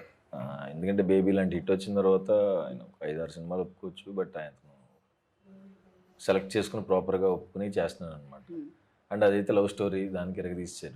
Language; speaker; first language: Telugu; native; Telugu